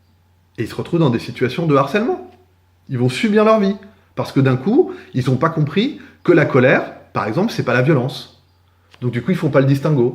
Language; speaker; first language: French; native; French